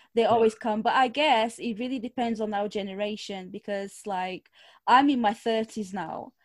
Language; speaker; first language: English; non-native, fluent; Portuguese